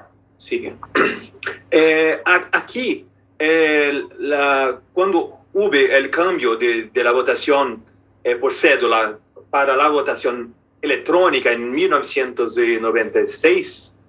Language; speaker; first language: Spanish; non-native, fluent; Portuguese